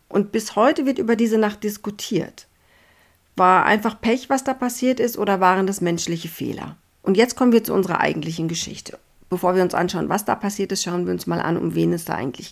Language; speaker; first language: German; native; German